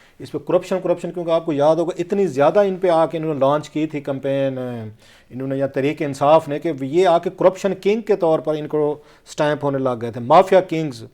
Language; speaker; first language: Urdu; non-native, local second language; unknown